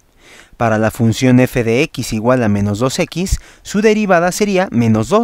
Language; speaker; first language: Spanish; native; Spanish